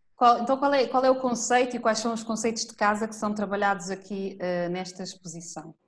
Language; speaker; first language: Portuguese; native; Portuguese